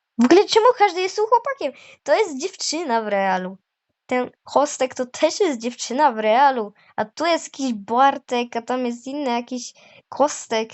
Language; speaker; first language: Polish; native; Polish